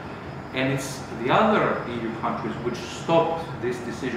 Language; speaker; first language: English; non-native, fluent; Greek